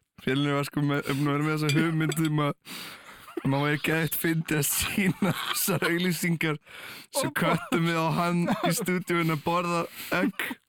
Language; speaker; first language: Icelandic; native; Icelandic